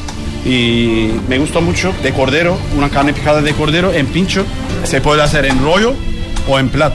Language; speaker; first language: Spanish; non-native, learner; Turkish